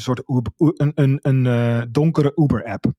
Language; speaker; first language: Dutch; native; Dutch